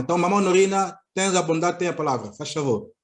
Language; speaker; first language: Portuguese; native; Portuguese